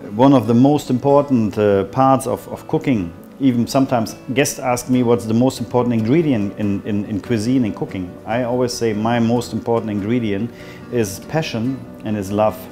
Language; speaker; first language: English; non-native, fluent; German